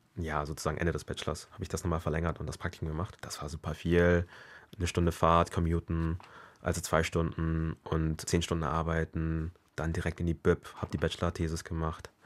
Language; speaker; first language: German; early bilingual, other home language; Akan